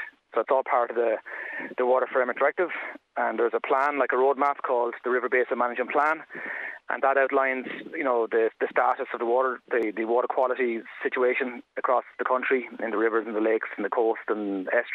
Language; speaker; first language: English; native; English